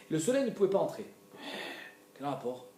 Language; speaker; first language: French; native; French